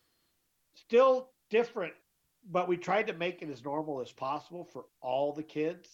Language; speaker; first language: English; native; English